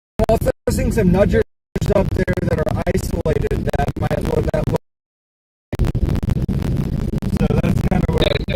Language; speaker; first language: English; native; English